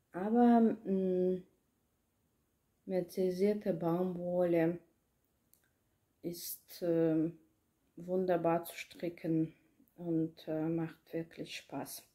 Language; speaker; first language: German; non-native, learner; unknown